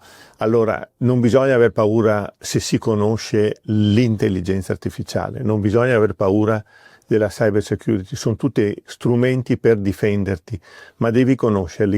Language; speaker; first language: Italian; native; Italian